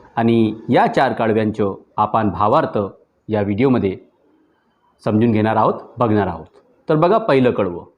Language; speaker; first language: Marathi; non-native, local second language; Urdu